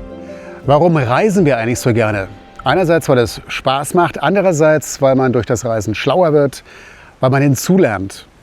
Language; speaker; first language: German; native; German